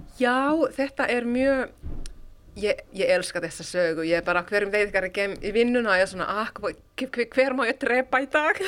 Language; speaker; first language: Icelandic; non-native, fluent; Finnish